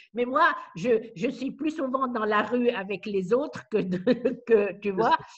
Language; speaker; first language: French; non-native, local second language; Arabic